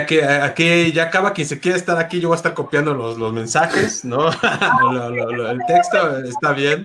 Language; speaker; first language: Spanish; native; Spanish